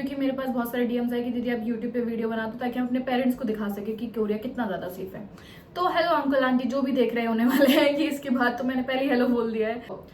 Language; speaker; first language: Hindi; native; Hindi